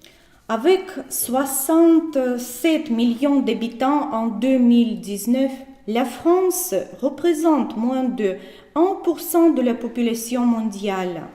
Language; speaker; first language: French; non-native, fluent; Russian